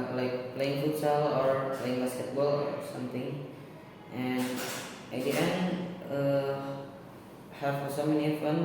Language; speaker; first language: English; non-native, learner; Indonesian